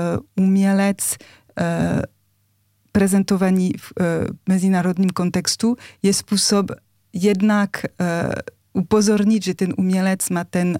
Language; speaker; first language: Czech; non-native, fluent; French